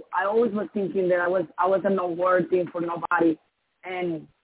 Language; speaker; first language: English; non-native, learner; Spanish